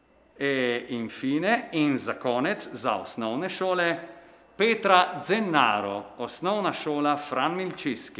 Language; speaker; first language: Slovenian; native; Slovenian